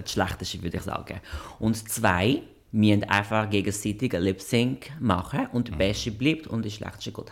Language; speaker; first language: German; non-native, fluent; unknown